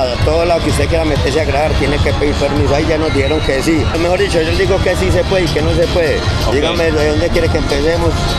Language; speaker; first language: Spanish; native; Spanish